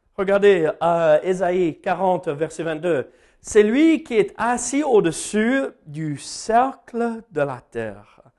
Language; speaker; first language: French; non-native, fluent; English